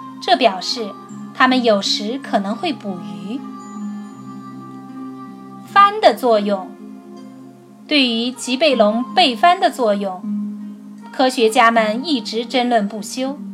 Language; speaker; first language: Chinese; native; Chinese